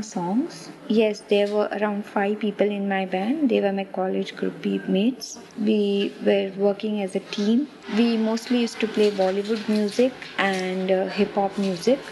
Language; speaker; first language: English; non-native, local second language; Hindi